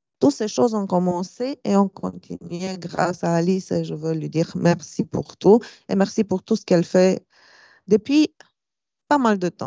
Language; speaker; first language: French; non-native, fluent; Romanian